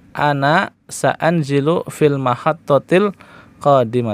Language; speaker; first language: Arabic; non-native, fluent; Indonesian